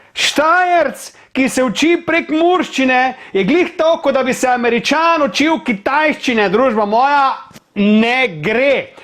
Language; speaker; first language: Slovenian; native; Slovenian